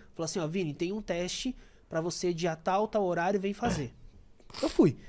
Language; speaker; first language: Portuguese; native; Portuguese